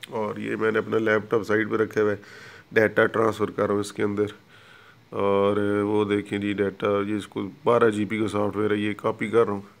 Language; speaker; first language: Urdu; non-native, local second language; Punjabi